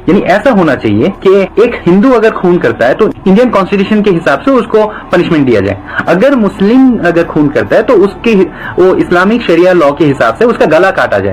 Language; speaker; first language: Hindi; non-native, fluent; Bangla